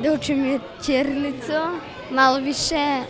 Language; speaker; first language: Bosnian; early bilingual, heritage; Bosnian